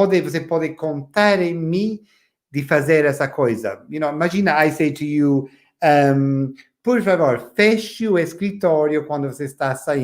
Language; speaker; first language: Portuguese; non-native, fluent; English